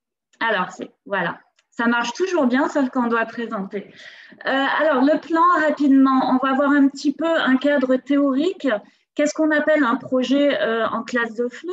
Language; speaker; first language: French; native; French